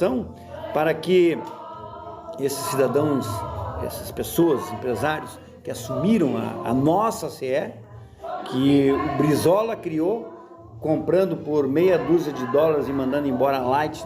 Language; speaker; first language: Portuguese; native; Portuguese